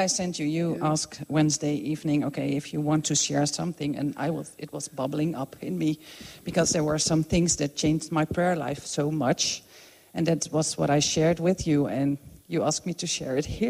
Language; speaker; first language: English; non-native, fluent; Dutch